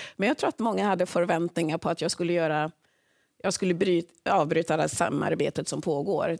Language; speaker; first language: Swedish; early bilingual, other home language; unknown